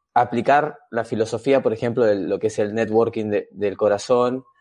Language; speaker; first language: Spanish; native; Spanish